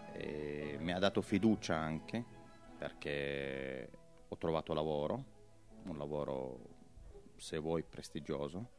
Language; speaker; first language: Italian; non-native, fluent; Arabic